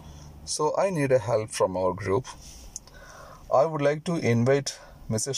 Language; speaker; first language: English; non-native, fluent; Malayalam